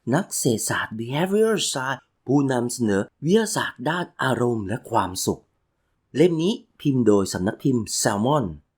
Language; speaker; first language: Thai; native; Thai